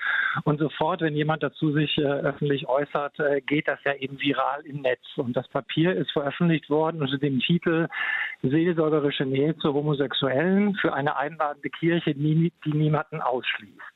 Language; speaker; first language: German; native; German